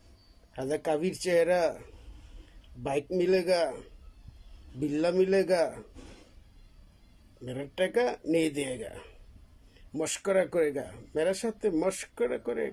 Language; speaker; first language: Hindi; non-native, learner; Bangla